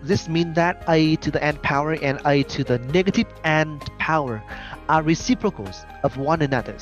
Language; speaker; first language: English; non-native, fluent; Vietnamese